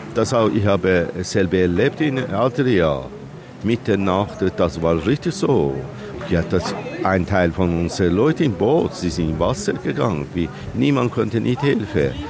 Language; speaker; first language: German; non-native, learner; Persian